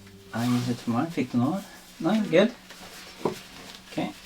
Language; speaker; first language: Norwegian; native; Norwegian